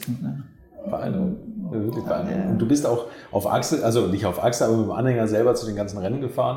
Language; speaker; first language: German; native; German